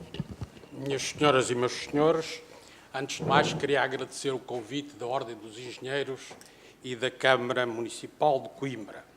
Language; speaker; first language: Portuguese; native; Portuguese